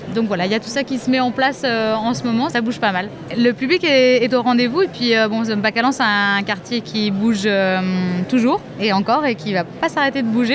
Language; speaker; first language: French; native; French